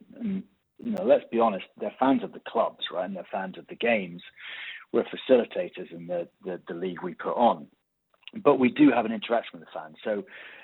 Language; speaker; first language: English; native; English